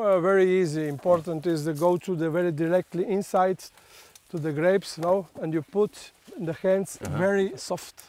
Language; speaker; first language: English; non-native, learner; Slovenian